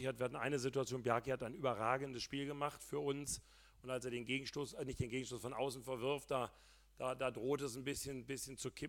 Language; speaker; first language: German; native; German